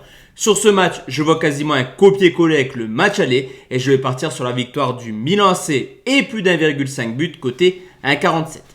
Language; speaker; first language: French; native; French